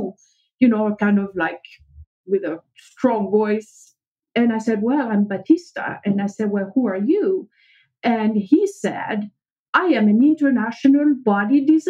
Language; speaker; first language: English; non-native, fluent; French